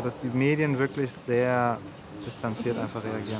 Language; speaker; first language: German; early bilingual, other home language; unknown